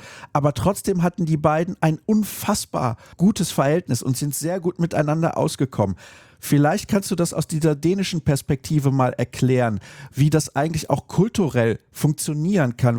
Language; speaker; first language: German; native; German